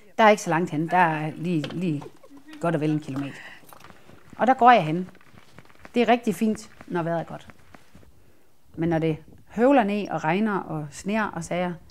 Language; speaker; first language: Danish; native; Danish